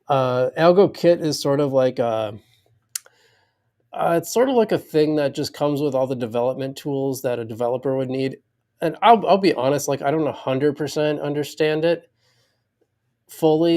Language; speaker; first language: English; native; English